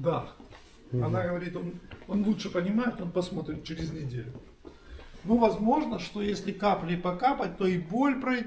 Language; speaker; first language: Russian; native; Russian